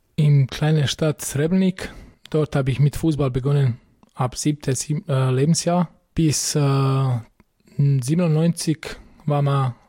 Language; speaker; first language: German; non-native, fluent; Bosnian